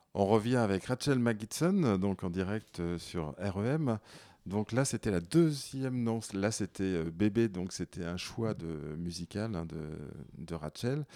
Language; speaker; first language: French; native; French